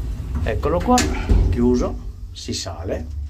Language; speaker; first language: Italian; native; Italian